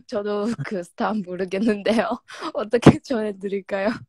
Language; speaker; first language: Korean; non-native, fluent; Chinese